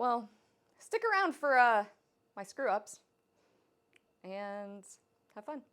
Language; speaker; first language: English; native; English